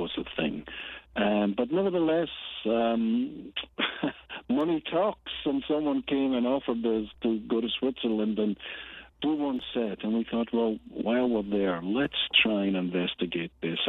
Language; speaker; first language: English; native; English